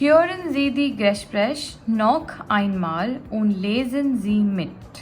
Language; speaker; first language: German; non-native, fluent; Gujarati